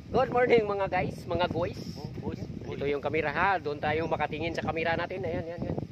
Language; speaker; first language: Filipino; non-native, local second language; Cebuano